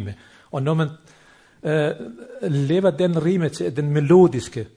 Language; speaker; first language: Danish; non-native, fluent; Bosnian